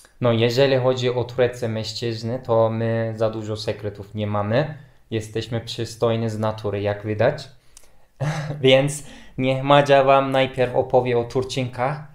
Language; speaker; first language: Polish; non-native, fluent; Turkish